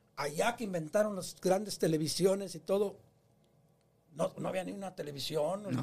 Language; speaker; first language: Spanish; native; Spanish